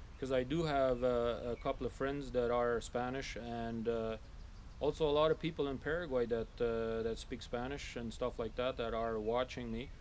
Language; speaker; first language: English; non-native, fluent; Low German